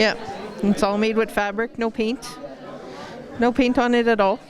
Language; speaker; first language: English; native; English